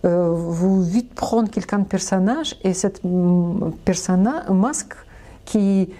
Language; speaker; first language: French; non-native, learner; Russian